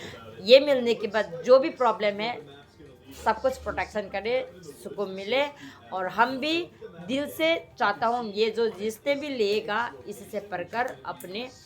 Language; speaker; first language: Hindi; non-native, local second language; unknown